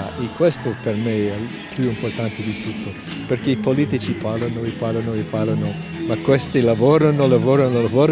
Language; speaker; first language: Italian; non-native, fluent; English